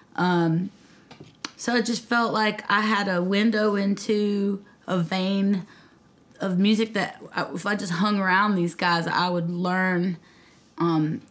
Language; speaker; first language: English; native; English